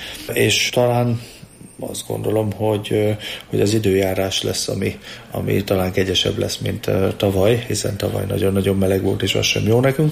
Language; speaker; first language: Hungarian; native; Hungarian